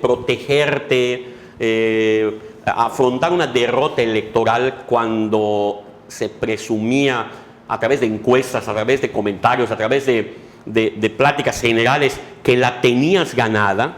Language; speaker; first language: Spanish; native; Spanish